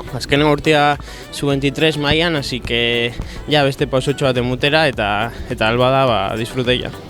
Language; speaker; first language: Basque; native; Basque